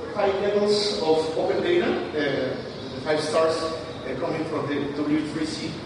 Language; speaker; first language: English; non-native, fluent; Spanish